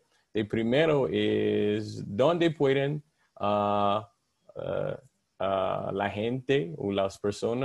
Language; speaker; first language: Spanish; non-native, learner; English